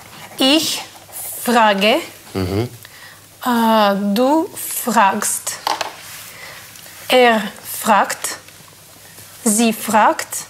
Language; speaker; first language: German; non-native, learner; Russian